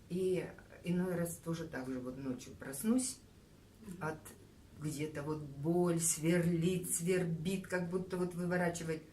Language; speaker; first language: Russian; native; Russian